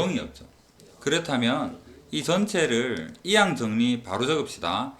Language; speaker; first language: Korean; native; Korean